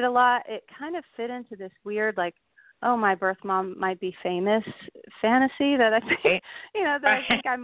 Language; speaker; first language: English; native; English